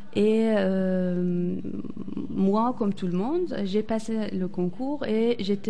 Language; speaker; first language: French; non-native, fluent; Persian